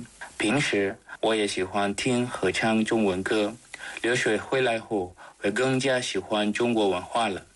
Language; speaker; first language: Chinese; non-native, fluent; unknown